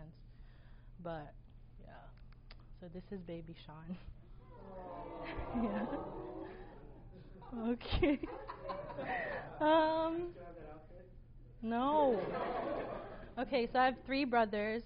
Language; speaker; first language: English; early bilingual, other home language; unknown